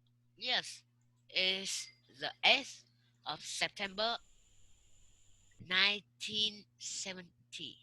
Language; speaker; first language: English; non-native, learner; Vietnamese